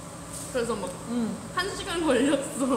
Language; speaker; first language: Korean; non-native, fluent; Thai